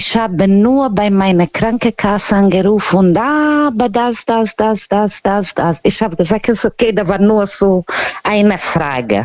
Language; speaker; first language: German; non-native, fluent; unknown